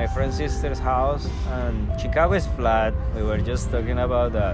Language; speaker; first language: English; non-native, fluent; Spanish